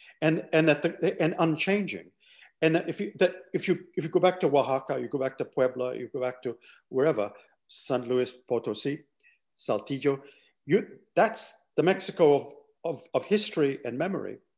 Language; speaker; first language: English; native; English